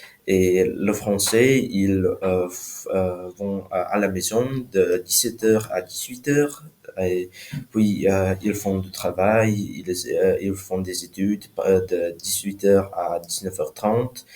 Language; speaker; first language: French; non-native, learner; Slovak